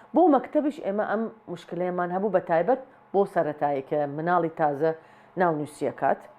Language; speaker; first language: Central Kurdish; non-native, local second language; Southern Kurdish